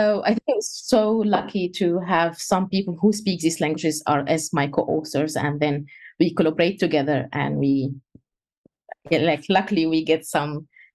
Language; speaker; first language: English; non-native, fluent; Arabic